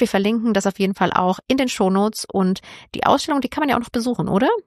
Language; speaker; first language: German; native; German